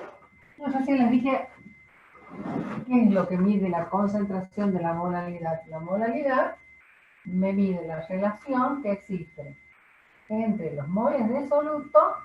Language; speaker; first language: Spanish; native; Spanish